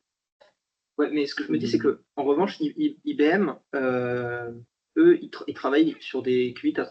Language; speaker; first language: French; native; French